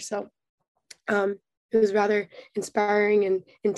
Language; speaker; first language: English; native; English